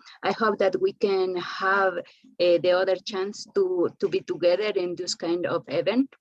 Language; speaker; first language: English; non-native, learner; Spanish